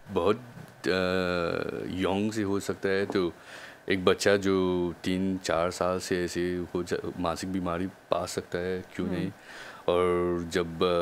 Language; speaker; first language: Hindi; non-native, local second language; Bhojpuri